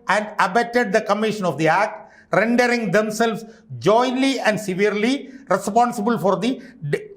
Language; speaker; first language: English; non-native, local second language; Malayalam